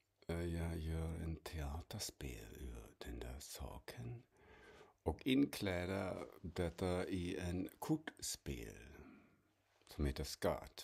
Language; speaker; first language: Swedish; non-native, fluent; German